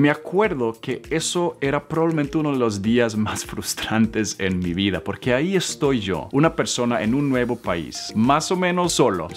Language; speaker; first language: Spanish; non-native, fluent; Swedish